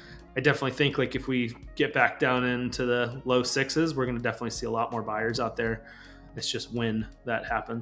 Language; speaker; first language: English; native; English